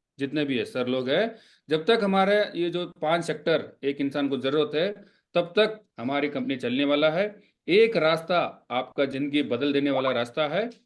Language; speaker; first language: Hindi; non-native, local second language; Kannada